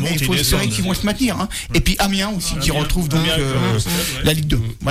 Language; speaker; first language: French; native; French